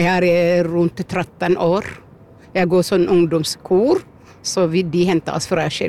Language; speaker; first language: Norwegian; non-native, fluent; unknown